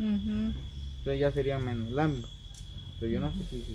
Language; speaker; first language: Spanish; native; Spanish